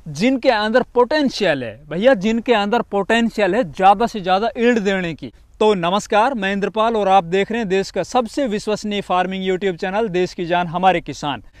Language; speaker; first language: Hindi; native; Hindi